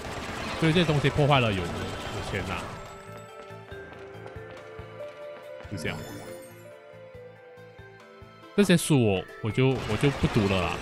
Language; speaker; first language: Chinese; native; Chinese